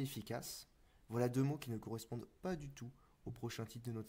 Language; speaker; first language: French; native; French